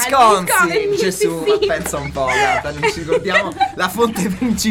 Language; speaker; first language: Italian; native; Italian